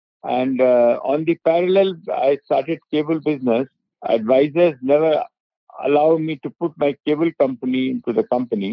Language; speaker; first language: English; non-native, local second language; Hindi